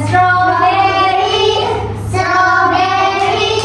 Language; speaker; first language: English; non-native, local second language; Malay